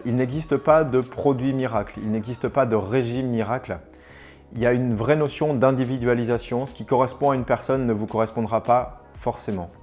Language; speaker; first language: French; native; French